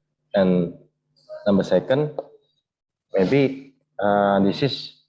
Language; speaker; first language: English; non-native, learner; Indonesian